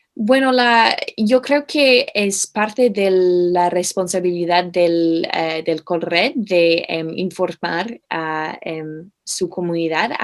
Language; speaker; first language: Spanish; non-native, fluent; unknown